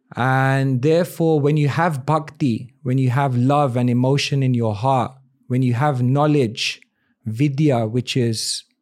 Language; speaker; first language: English; native; English